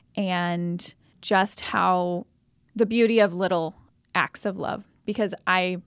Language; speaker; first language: English; native; English